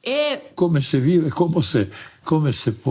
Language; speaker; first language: Italian; non-native, learner; Croatian